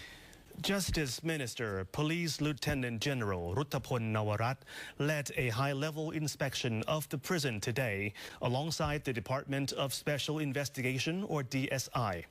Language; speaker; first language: English; non-native, fluent; Thai